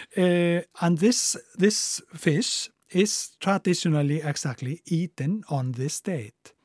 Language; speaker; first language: English; non-native, fluent; Icelandic